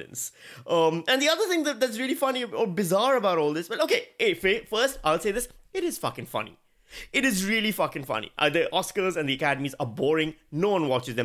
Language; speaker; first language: English; non-native, local second language; Urdu